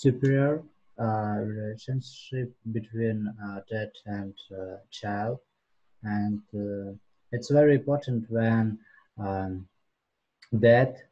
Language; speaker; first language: English; non-native, learner; Russian